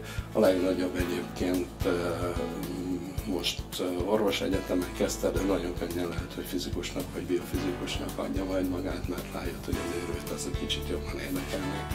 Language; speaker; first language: Hungarian; native; Hungarian